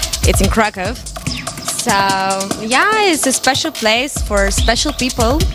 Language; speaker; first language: English; non-native, local second language; Ukrainian